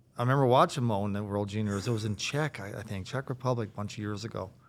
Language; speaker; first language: English; native; English